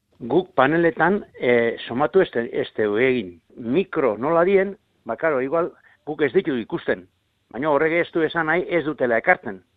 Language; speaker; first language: Basque; native; Basque